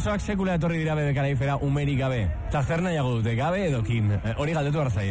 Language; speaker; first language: Basque; native; Basque